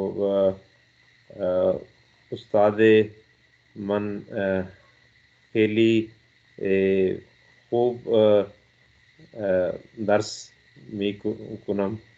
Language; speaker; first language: Persian; non-native, learner; Urdu